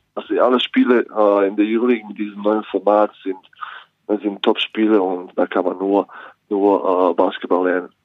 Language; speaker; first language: German; non-native, fluent; Bosnian